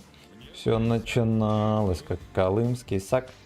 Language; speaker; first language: Russian; native; Russian